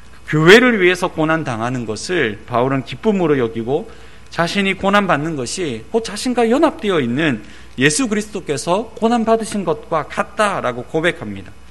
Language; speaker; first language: Korean; native; Korean